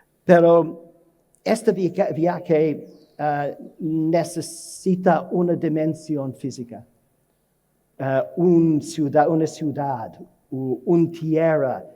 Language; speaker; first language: Spanish; non-native, learner; English